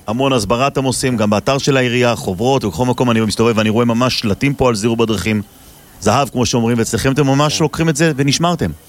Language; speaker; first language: Hebrew; native; Hebrew